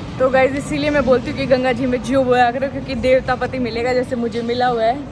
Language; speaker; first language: Hindi; native; Hindi